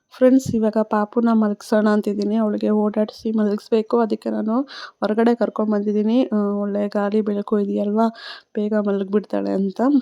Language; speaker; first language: Kannada; non-native, local second language; Tamil